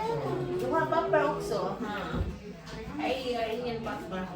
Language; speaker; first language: Swedish; non-native, learner; Cebuano